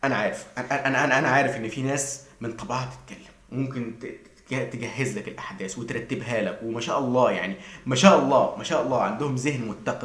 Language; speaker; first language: Arabic; native; Arabic